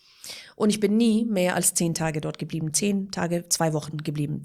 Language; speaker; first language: German; non-native, fluent; Persian